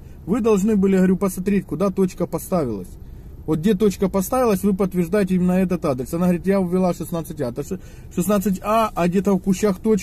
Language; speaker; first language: Russian; native; Russian